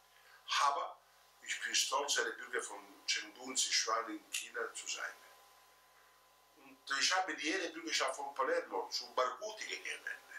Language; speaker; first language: German; non-native, fluent; Italian